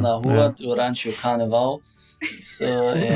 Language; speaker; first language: Portuguese; non-native, learner; German